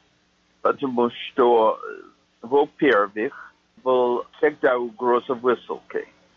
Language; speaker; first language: Russian; non-native, fluent; English